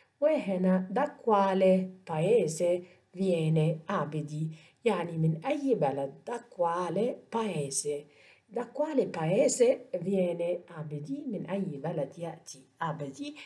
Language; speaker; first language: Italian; non-native, fluent; Arabic